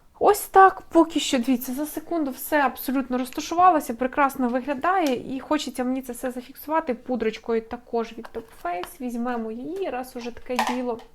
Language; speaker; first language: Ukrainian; non-native, local second language; Russian